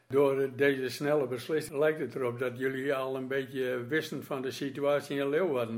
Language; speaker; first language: Dutch; native; Dutch